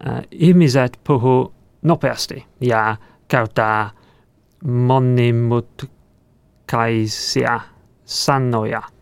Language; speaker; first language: Finnish; non-native, learner; English